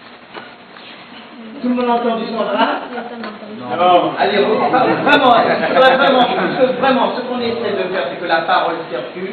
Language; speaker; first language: French; native; French